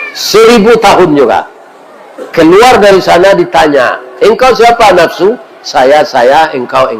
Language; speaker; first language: Malay; non-native, local second language; Minangkabau